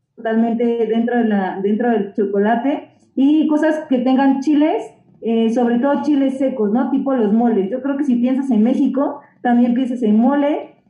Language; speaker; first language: Spanish; native; Spanish